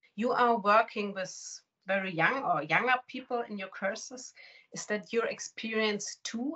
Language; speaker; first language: English; non-native, fluent; German